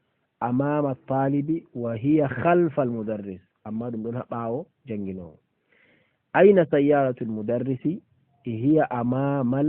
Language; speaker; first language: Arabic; non-native, fluent; Fula